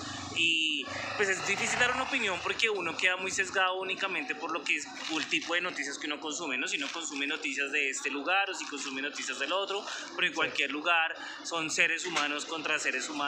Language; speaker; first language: Spanish; native; Spanish